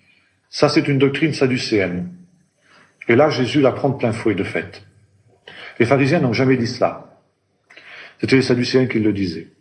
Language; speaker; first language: French; native; French